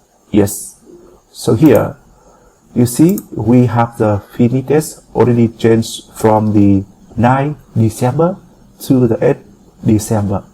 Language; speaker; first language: English; non-native, fluent; Vietnamese